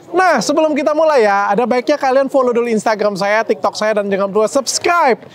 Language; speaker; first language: Indonesian; native; Indonesian